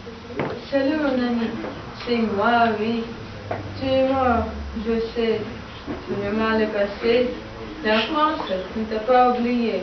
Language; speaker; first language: French; non-native, learner; Russian